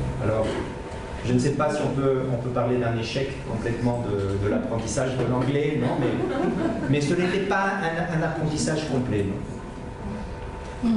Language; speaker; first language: French; native; French